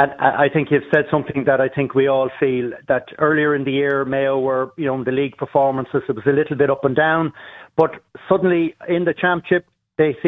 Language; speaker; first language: English; native; English